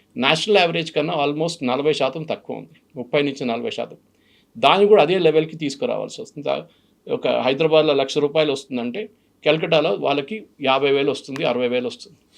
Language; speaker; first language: Telugu; non-native, fluent; Malayalam